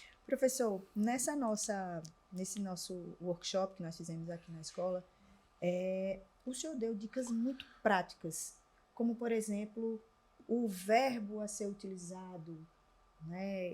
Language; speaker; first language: Portuguese; native; Portuguese